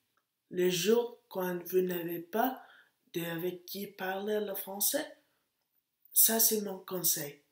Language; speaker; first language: French; non-native, learner; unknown